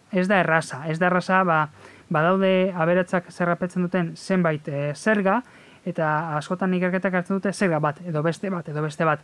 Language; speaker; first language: Basque; native; Basque